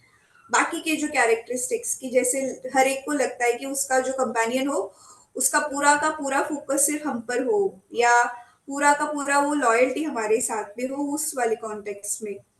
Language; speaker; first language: Hindi; native; Hindi